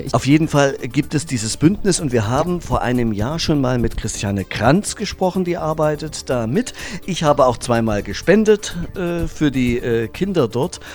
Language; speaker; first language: German; native; German